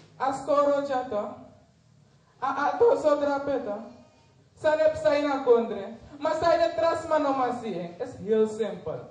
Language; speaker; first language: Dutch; native; Dutch